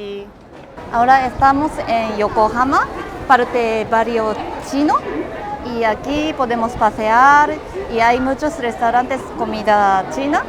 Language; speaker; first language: Spanish; non-native, fluent; Japanese